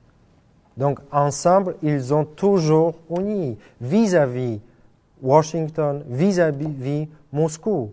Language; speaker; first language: French; non-native, fluent; Polish